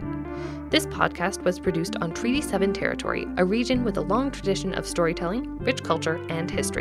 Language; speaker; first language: English; native; English